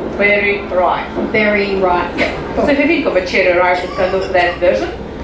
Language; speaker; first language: English; non-native, fluent; Russian